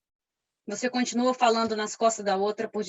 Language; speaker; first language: Portuguese; native; Portuguese